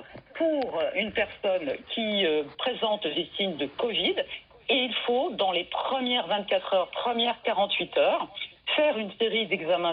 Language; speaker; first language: French; native; French